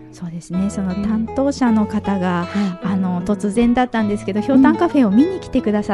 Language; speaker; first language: Japanese; native; Japanese